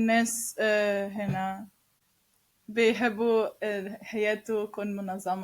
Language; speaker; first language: Arabic; non-native, learner; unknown